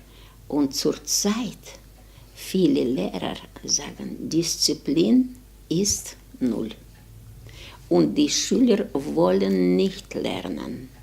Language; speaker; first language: German; non-native, learner; Ukrainian